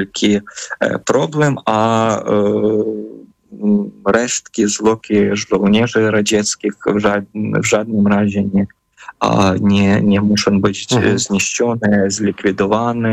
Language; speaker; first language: Polish; non-native, fluent; Ukrainian